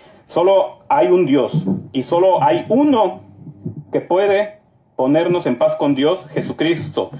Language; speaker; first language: Spanish; native; Spanish